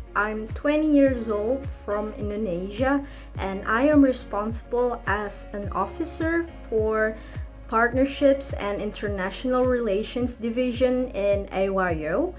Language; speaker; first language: English; non-native, fluent; Indonesian